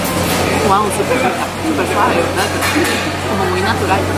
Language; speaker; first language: Spanish; early bilingual, other home language; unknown